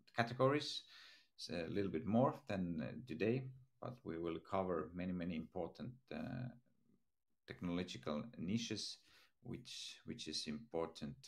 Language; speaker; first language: English; non-native, fluent; Estonian